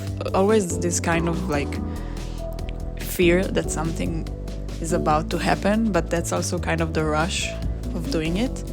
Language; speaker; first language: English; non-native, fluent; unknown